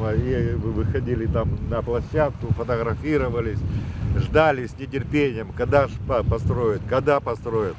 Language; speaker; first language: Russian; native; Russian